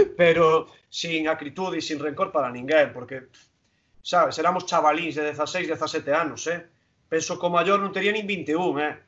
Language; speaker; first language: Galician; non-native, local second language; Spanish